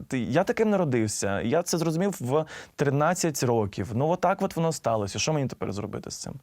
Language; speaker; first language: Ukrainian; native; Ukrainian